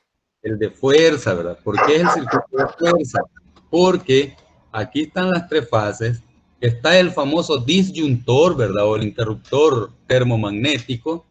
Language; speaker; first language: Spanish; native; Spanish